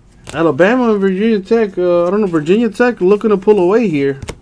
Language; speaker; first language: English; native; English